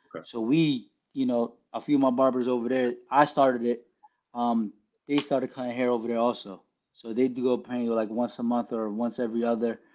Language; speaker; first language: English; early bilingual, other home language; Filipino